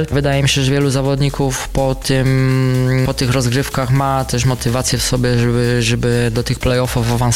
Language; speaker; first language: Polish; native; Polish